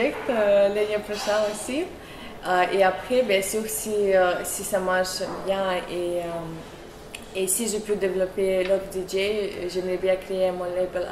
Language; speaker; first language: French; non-native, learner; Russian